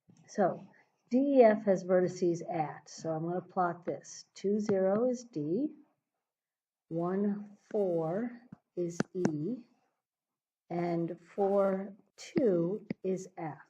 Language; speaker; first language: English; native; English